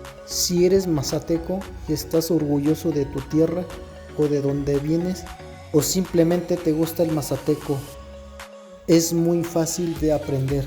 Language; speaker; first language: Spanish; non-native, local second language; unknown